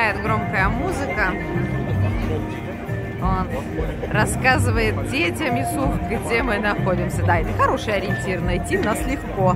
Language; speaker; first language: Russian; native; Russian